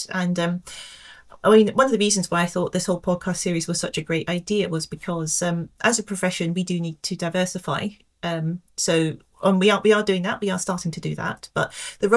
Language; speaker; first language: English; native; English